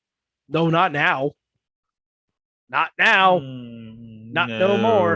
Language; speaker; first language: English; native; English